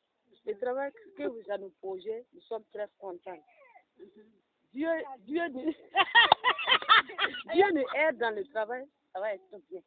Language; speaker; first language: French; non-native, learner; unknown